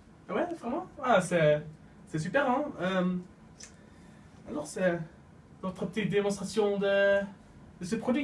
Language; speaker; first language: French; non-native, learner; Dutch